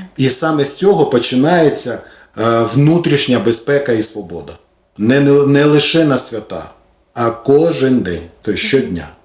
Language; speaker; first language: Ukrainian; non-native, local second language; Russian